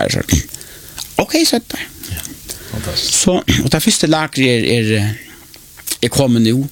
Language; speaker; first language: Norwegian; non-native, learner; Faroese